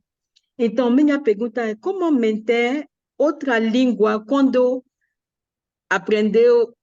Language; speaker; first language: Portuguese; non-native, learner; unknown